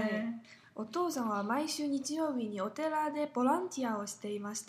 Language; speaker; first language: Japanese; non-native, learner; Chinese